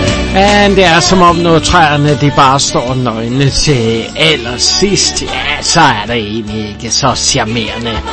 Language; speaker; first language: Danish; native; Danish